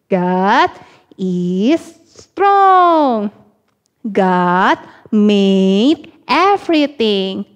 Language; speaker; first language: English; non-native, learner; Indonesian